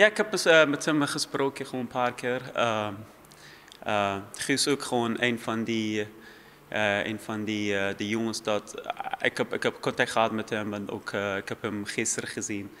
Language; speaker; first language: Dutch; non-native, fluent; Persian